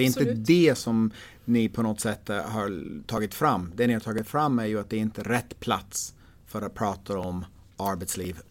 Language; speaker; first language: Swedish; non-native, fluent; English